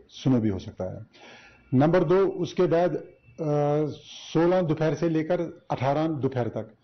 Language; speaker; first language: Hindi; non-native, local second language; Kashmiri